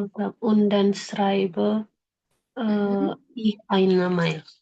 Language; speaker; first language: German; non-native, learner; Indonesian